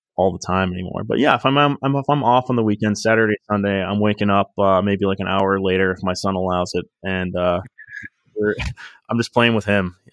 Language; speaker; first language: English; native; English